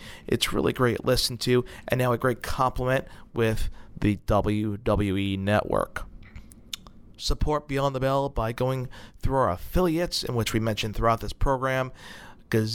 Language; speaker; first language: English; native; English